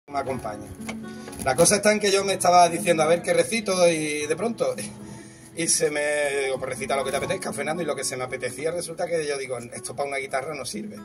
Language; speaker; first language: Spanish; native; Spanish